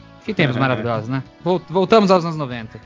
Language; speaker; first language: Portuguese; native; Portuguese